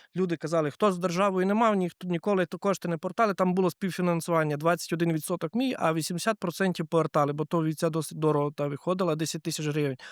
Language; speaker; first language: Ukrainian; native; Ukrainian